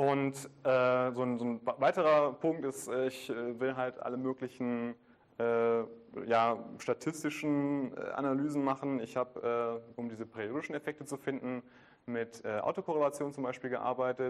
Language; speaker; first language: German; native; German